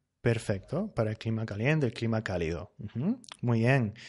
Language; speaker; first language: Spanish; native; Spanish